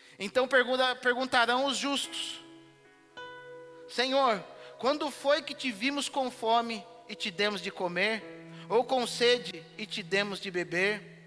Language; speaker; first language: Portuguese; native; Portuguese